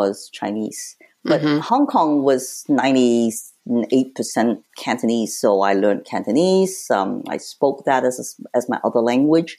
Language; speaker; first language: English; native; English